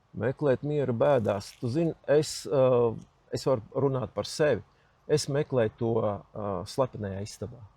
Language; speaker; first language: Latvian; native; Latvian